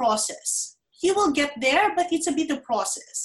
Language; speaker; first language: English; non-native, local second language; Filipino